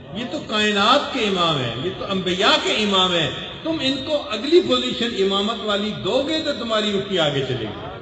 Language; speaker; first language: Urdu; non-native, local second language; Punjabi